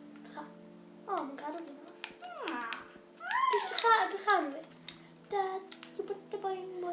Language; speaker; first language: Welsh; native; Welsh